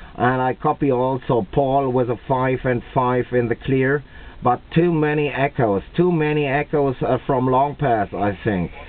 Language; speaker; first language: English; non-native, fluent; German